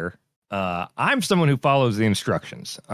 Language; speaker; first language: English; native; English